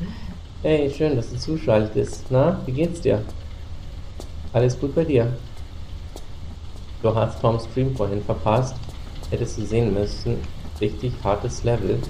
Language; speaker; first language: German; native; German